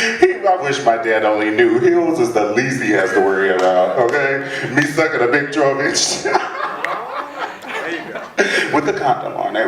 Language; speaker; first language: English; native; English